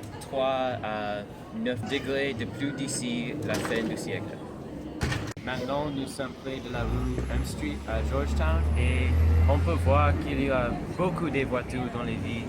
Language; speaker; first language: French; non-native, learner; English